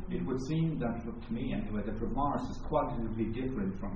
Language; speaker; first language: English; native; English